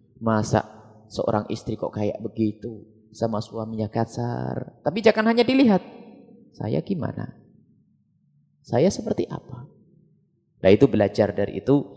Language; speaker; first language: Indonesian; non-native, local second language; Javanese